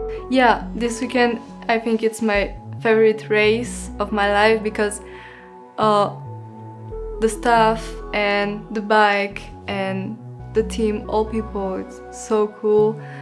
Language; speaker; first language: English; non-native, learner; French